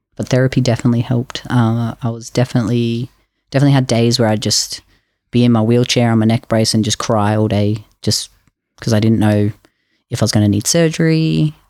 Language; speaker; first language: English; native; English